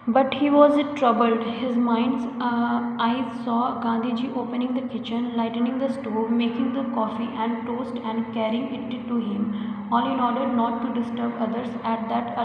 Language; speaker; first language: English; non-native, local second language; Hindi